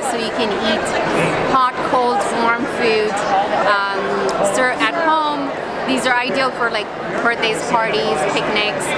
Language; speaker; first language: English; non-native, fluent; French